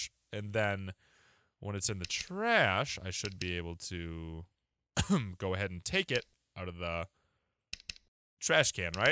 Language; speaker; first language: English; native; English